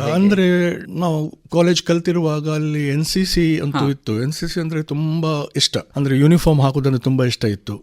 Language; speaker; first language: Kannada; non-native, local second language; Konkani